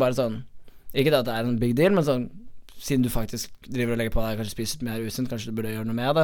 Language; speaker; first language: Norwegian; native; Norwegian